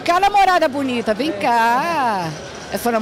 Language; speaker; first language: Portuguese; native; Portuguese